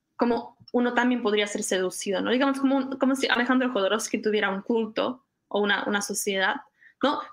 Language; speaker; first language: Spanish; non-native, fluent; Czech